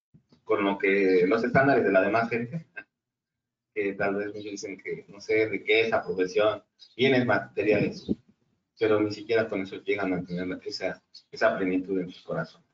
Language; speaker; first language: Spanish; native; Spanish